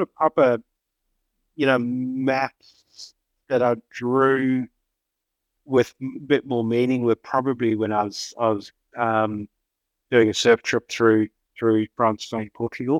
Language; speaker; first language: English; native; English